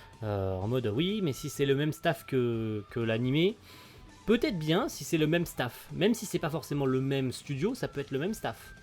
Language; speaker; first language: French; native; French